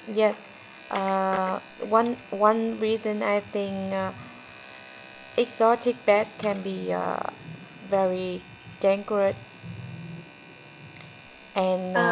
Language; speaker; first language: English; non-native, learner; Vietnamese